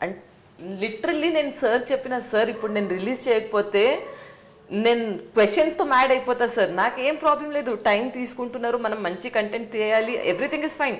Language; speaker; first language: Telugu; non-native, local second language; Hindi